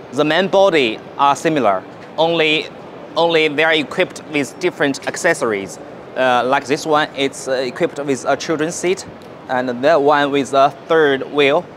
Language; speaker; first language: English; non-native, learner; Chinese